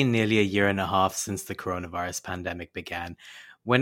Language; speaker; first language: English; non-native, local second language; Hindi